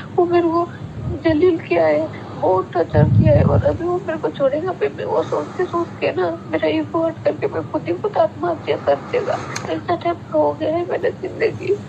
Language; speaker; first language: Hindi; non-native, local second language; Santali